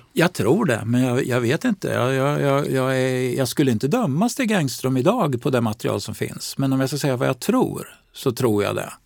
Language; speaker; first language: Swedish; native; Swedish